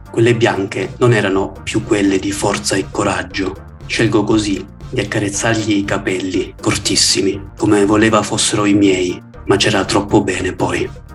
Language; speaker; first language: Italian; native; Italian